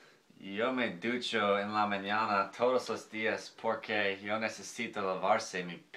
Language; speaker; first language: Spanish; non-native, learner; English